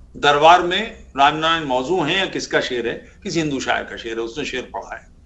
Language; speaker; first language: Urdu; native; Urdu